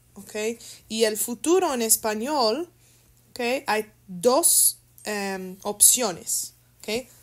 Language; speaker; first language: Spanish; non-native, fluent; English